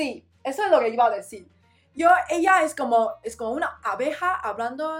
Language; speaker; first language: Spanish; non-native, learner; Chinese